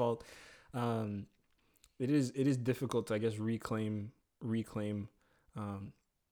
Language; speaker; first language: English; native; English